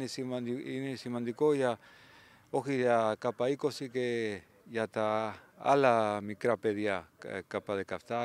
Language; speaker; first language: Greek; non-native, learner; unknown